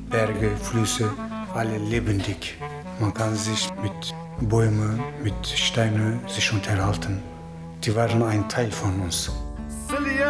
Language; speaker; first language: German; non-native, fluent; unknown